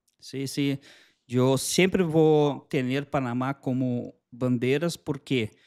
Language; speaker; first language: Spanish; non-native, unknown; Portuguese